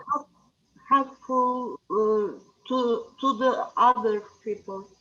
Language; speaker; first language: English; non-native, learner; Turkish